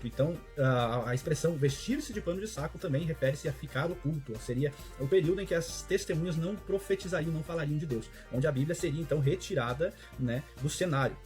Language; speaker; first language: Portuguese; native; Portuguese